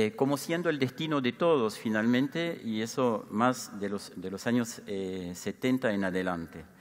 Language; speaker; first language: Spanish; non-native, fluent; French